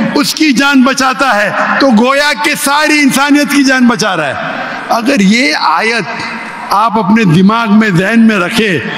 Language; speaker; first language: Hindi; non-native, local second language; Konkani